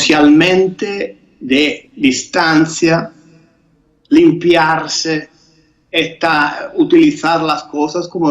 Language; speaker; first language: Spanish; non-native, fluent; Italian